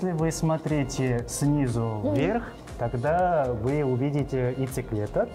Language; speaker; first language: Russian; non-native, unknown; Korean